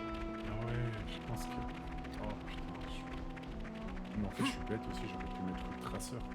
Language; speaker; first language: French; native; French